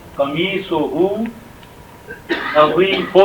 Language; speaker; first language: Arabic; non-native, fluent; Urdu